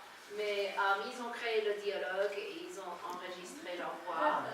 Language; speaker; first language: French; non-native, fluent; English